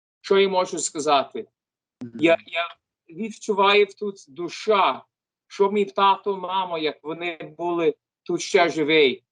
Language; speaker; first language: Ukrainian; early bilingual, heritage; English